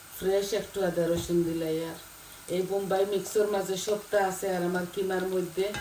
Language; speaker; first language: Bangla; native; Bangla